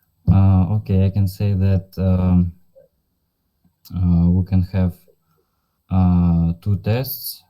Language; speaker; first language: English; non-native, learner; Russian